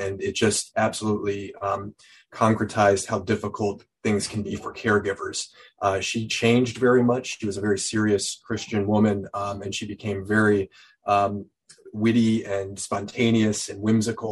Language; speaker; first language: English; native; English